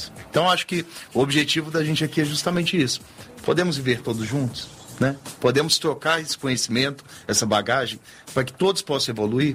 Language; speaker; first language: Portuguese; native; Portuguese